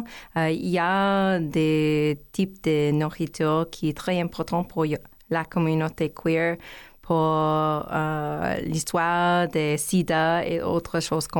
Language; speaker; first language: French; non-native, learner; English